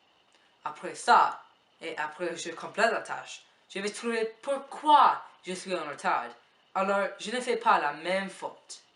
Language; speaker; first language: French; non-native, learner; English